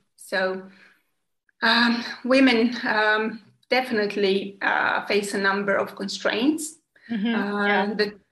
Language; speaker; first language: English; non-native, fluent; Serbian